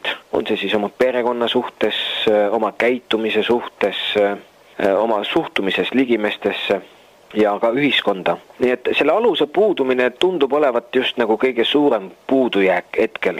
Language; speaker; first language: Estonian; native; Estonian